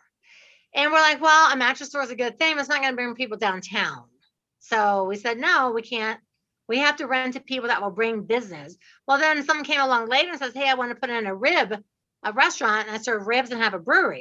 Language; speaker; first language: English; native; English